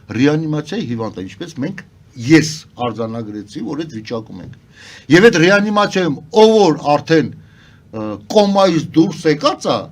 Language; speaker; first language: Armenian; native; Armenian